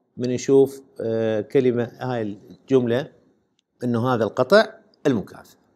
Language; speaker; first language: Arabic; native; Arabic